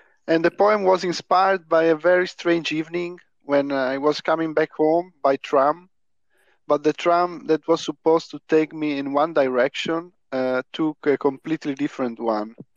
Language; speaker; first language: English; non-native, fluent; Italian